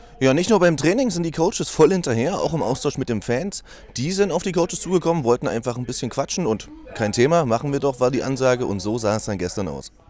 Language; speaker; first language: German; native; German